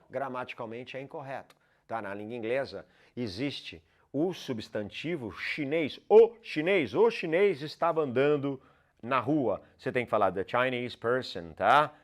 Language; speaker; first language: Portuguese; non-native, fluent; English